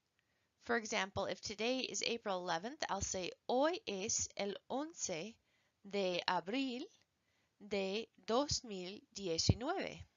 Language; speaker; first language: Spanish; non-native, fluent; English